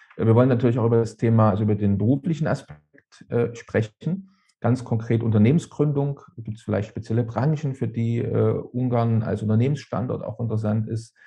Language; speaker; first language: German; native; German